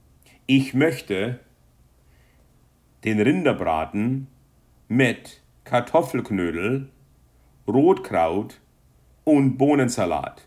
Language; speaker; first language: German; non-native, fluent; English